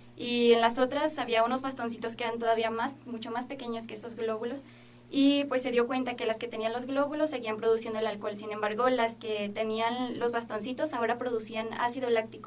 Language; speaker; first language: Spanish; native; Spanish